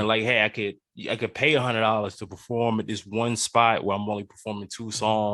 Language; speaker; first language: English; native; English